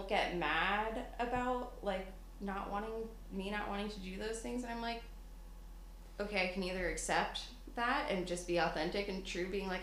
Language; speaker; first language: English; native; English